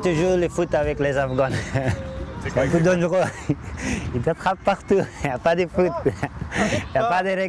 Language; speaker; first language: French; non-native, learner; Persian